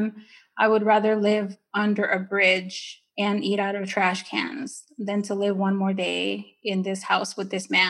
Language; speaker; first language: English; early bilingual, other home language; Spanish